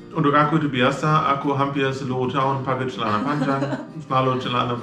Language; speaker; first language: Indonesian; non-native, fluent; German